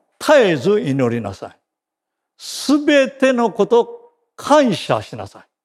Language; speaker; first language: Japanese; native; Japanese